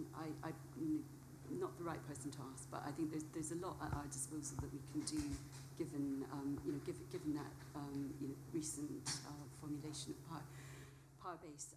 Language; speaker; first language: English; native; English